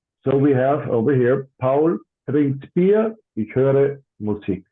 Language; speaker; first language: German; non-native, fluent; English